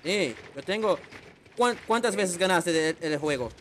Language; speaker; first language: Spanish; non-native, learner; Portuguese